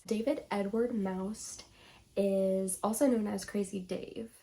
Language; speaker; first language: English; native; English